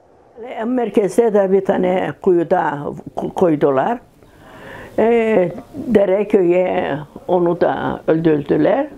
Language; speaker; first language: Turkish; non-native, local second language; Greek